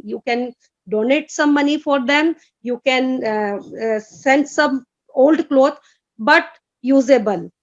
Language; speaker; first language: English; non-native, fluent; Hindi